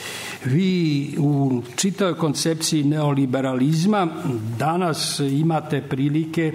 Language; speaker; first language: Serbian; native; Serbian